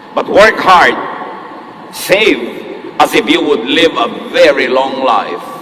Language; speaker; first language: English; non-native, local second language; Filipino